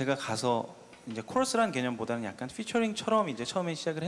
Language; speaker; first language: Korean; native; Korean